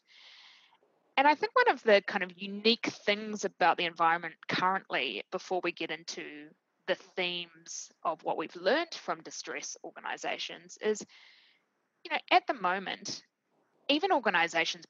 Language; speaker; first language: English; native; English